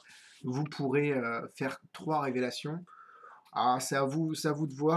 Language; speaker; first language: French; native; French